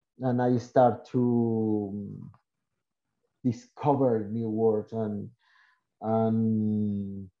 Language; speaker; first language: English; non-native, learner; Spanish